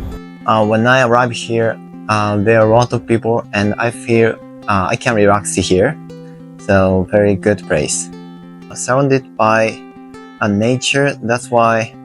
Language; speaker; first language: English; non-native, learner; Japanese